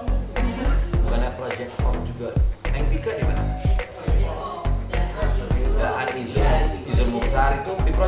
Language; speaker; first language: Indonesian; native; Indonesian